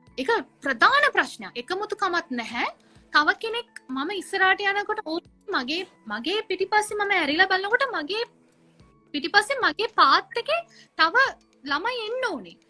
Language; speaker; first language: Sinhala; non-native, local second language; Tamil